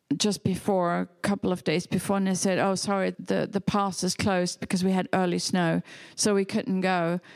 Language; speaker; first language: English; non-native, fluent; German